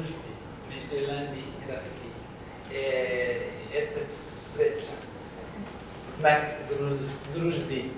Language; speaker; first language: Russian; non-native, learner; English